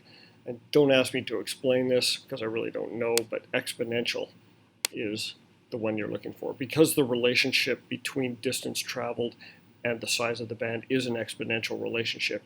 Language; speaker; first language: English; native; English